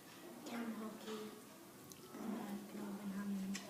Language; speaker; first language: Welsh; non-native, learner; English